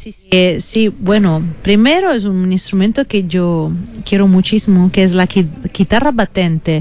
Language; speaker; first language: Spanish; non-native, fluent; Italian